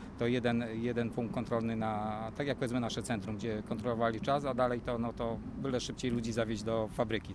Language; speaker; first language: Polish; native; Polish